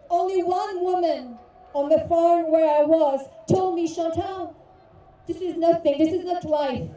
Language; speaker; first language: English; native; English